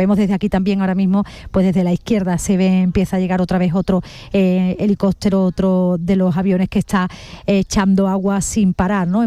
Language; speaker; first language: Spanish; native; Spanish